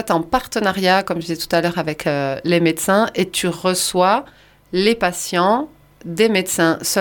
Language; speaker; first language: French; native; French